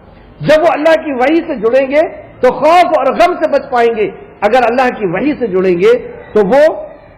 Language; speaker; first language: Urdu; native; Urdu